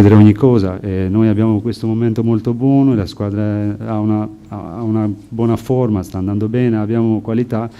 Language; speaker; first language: Italian; non-native, fluent; Albanian